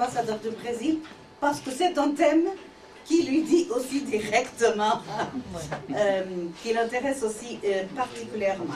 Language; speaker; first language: French; non-native, fluent; Portuguese